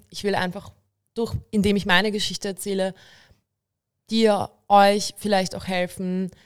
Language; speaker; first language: German; early bilingual, other home language; Bulgarian